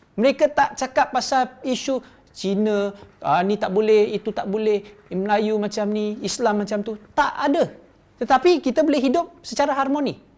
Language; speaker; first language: Malay; non-native, local second language; Chinese